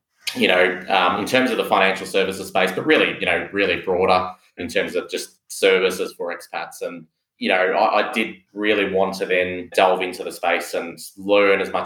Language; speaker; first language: English; native; English